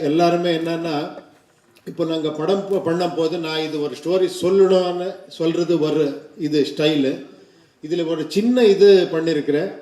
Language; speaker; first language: Tamil; non-native, learner; Kannada